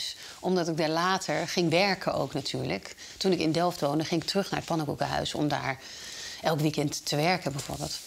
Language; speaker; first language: Dutch; native; Dutch